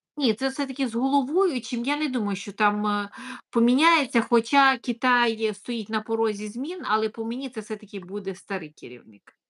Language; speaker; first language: Ukrainian; non-native, local second language; Russian